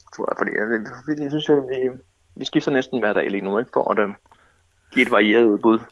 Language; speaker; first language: Danish; native; Danish